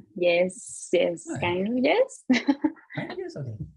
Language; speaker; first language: English; non-native, learner; Spanish